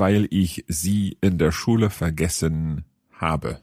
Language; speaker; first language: German; non-native, learner; English